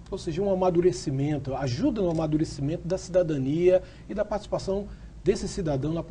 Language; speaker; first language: Portuguese; native; Portuguese